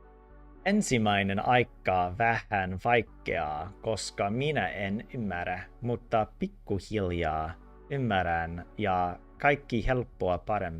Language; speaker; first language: Finnish; non-native, learner; English